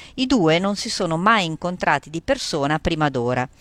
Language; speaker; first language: Italian; native; Italian